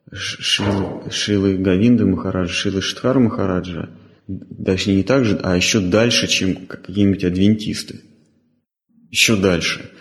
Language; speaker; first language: Russian; native; Russian